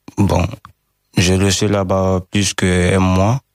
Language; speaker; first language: French; non-native, learner; Fula